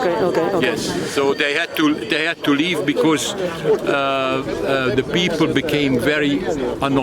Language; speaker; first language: English; non-native, fluent; Hungarian